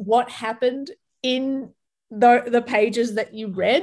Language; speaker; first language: English; early bilingual, other home language; Arabic